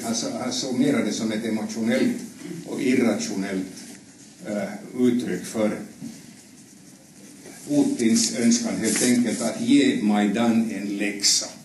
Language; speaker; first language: Swedish; native; Swedish